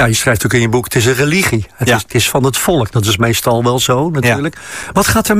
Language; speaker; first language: Dutch; native; Dutch